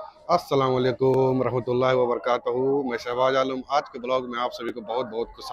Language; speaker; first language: Hindi; native; Hindi